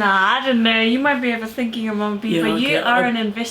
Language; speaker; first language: English; native; English